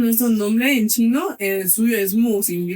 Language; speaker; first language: Spanish; non-native, fluent; Chinese